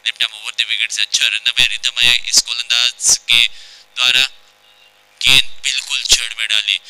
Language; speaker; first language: Hindi; non-native, local second language; Marathi